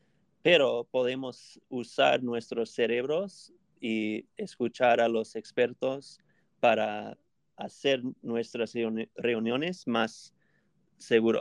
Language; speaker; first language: Spanish; non-native, fluent; English